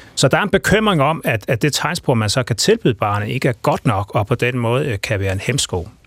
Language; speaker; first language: Danish; native; Danish